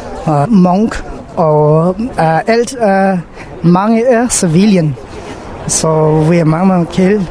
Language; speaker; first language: Danish; non-native, learner; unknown